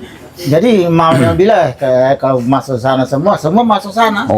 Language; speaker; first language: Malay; non-native, local second language; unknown